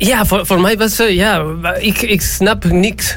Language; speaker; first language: Dutch; non-native, learner; Spanish